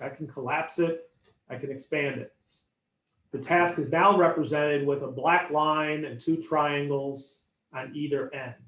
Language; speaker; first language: English; native; English